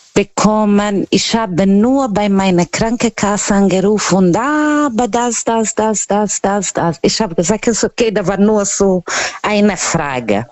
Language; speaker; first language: German; non-native, learner; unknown